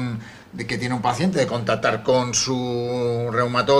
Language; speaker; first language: Spanish; native; Spanish